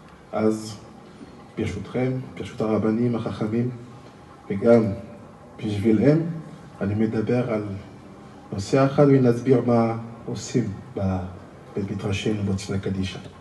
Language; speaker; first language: Hebrew; non-native, learner; French